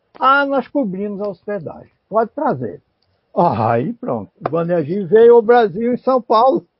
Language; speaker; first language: Portuguese; native; Portuguese